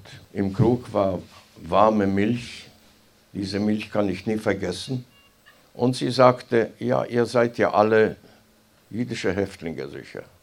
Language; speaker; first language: German; non-native, fluent; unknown